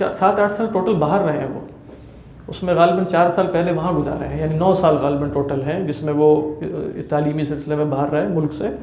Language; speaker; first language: Urdu; native; Urdu